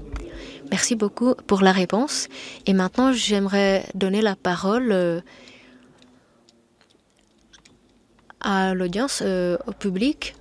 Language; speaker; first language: French; non-native, fluent; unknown